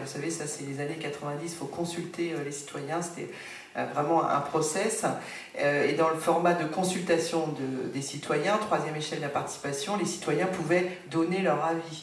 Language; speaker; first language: French; native; French